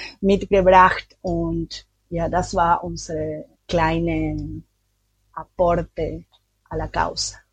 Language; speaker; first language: German; non-native, learner; Spanish